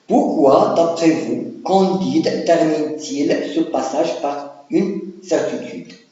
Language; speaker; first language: French; non-native, local second language; Arabic